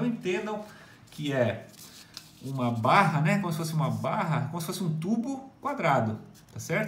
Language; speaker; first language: Portuguese; native; Portuguese